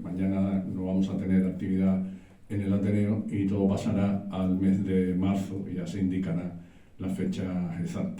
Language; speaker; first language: Spanish; native; Spanish